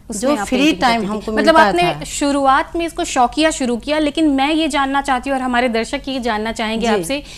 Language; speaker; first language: Hindi; native; Hindi